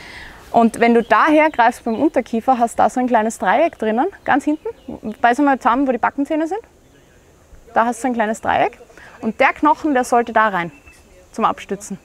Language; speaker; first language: German; native; German